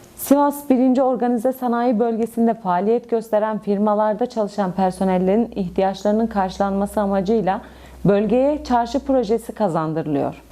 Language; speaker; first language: Turkish; native; Turkish